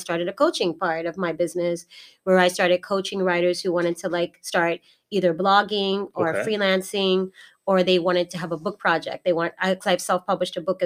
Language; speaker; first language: English; native; English